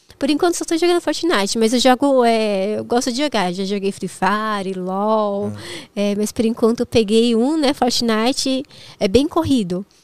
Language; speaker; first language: Portuguese; native; Portuguese